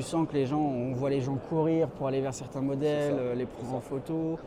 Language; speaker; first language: French; native; French